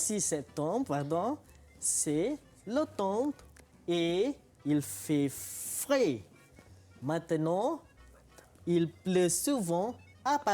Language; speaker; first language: French; non-native, fluent; Malay